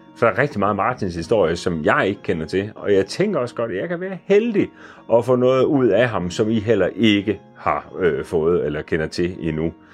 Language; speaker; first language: Danish; native; Danish